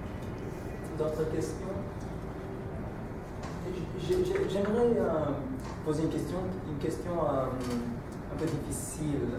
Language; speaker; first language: French; non-native, fluent; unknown